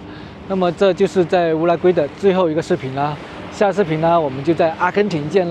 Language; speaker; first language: Chinese; native; Chinese